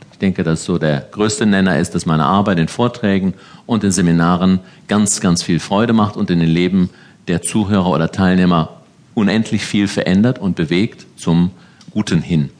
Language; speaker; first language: German; native; German